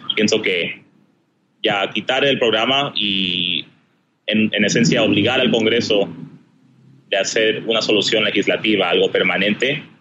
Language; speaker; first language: Spanish; early bilingual, heritage; Spanish